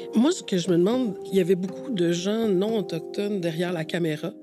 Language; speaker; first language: French; native; French